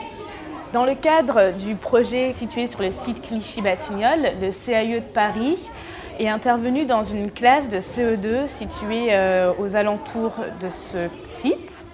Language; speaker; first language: French; native; French